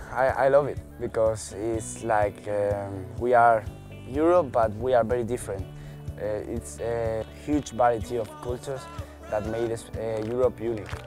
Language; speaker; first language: English; non-native, fluent; Spanish